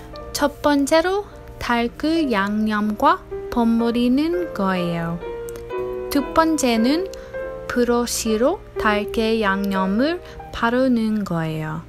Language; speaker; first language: Korean; non-native, learner; English